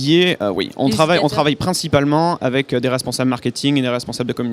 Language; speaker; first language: French; native; French